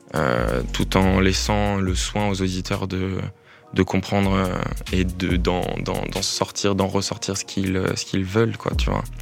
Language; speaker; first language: French; native; French